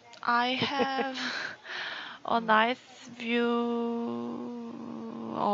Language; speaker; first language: English; non-native, learner; Korean